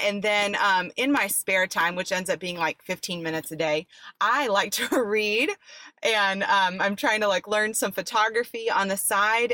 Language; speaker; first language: English; native; English